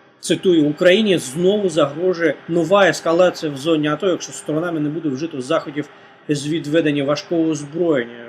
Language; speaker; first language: Ukrainian; native; Ukrainian